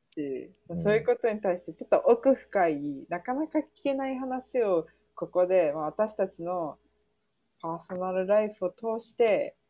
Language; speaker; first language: Japanese; early bilingual, heritage; English